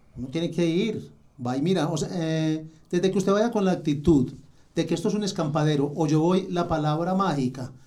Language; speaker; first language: Spanish; native; Spanish